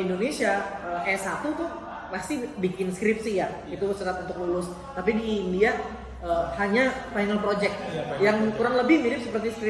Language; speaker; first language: Indonesian; native; Indonesian